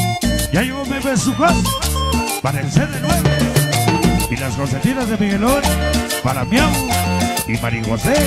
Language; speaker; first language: Spanish; native; Spanish